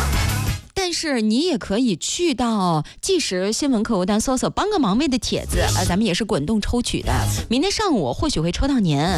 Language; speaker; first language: Chinese; native; Chinese